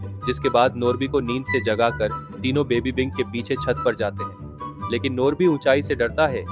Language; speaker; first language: Hindi; native; Hindi